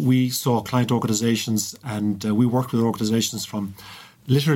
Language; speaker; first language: English; native; English